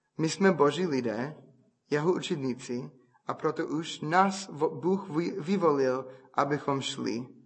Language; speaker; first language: Czech; non-native, fluent; English